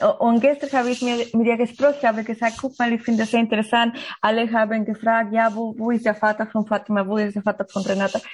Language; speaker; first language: German; non-native, learner; Spanish